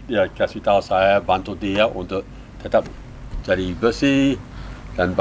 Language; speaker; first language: Indonesian; non-native, learner; English